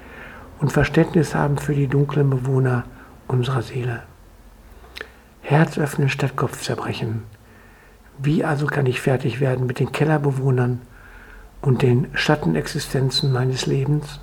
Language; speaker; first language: German; native; German